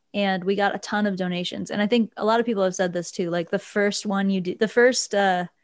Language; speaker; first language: English; native; English